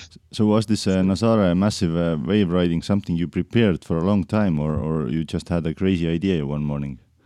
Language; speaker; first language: English; non-native, fluent; Estonian